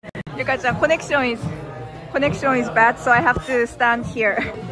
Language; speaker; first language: English; non-native, fluent; Japanese